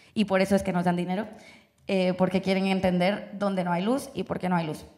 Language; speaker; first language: Spanish; native; Spanish